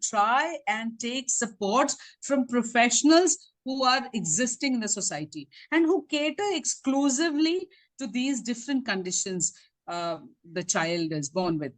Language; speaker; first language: English; non-native, local second language; Tamil